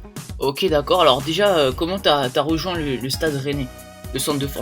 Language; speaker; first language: French; native; French